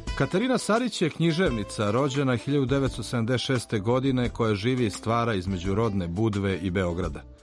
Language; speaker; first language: Serbian; native; Serbian